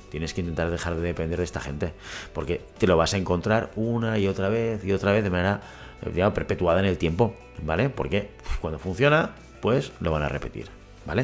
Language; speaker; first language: Spanish; native; Spanish